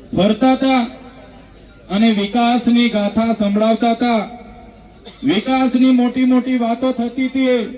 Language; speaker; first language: Gujarati; non-native, local second language; Vasavi